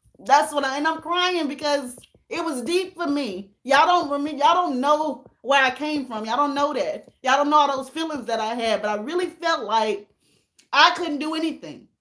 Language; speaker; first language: English; native; English